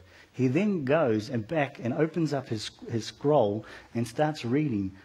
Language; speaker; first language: English; native; English